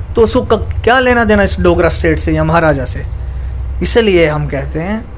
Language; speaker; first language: Hindi; native; Hindi